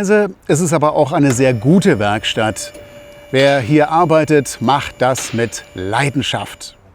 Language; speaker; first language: German; native; German